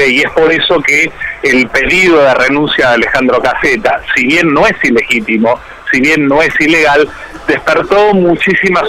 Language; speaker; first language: Spanish; native; Spanish